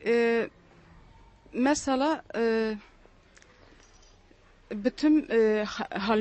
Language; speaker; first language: Turkish; non-native, learner; Kurdish